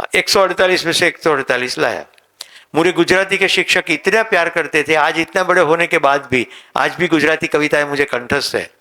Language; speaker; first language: Hindi; non-native, local second language; Gujarati